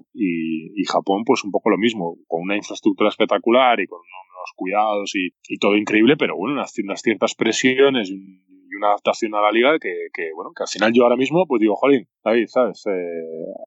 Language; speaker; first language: Spanish; native; Spanish